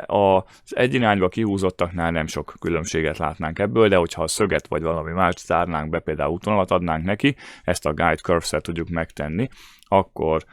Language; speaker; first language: Hungarian; native; Hungarian